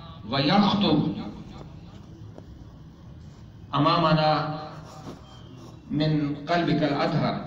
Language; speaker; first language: Arabic; non-native, learner; Urdu